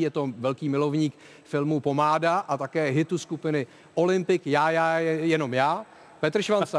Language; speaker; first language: Czech; native; Czech